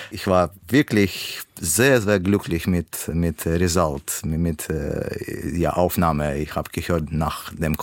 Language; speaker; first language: German; non-native, fluent; Russian